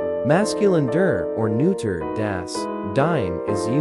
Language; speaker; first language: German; non-native, learner; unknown